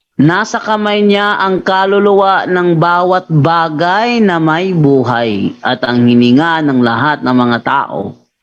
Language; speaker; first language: Filipino; non-native, local second language; Cebuano